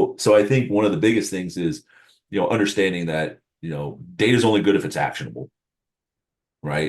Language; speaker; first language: English; native; English